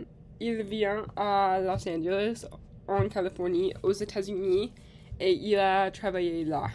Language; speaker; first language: French; non-native, learner; English